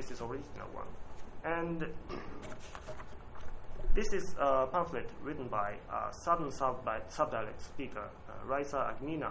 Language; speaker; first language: English; non-native, learner; Japanese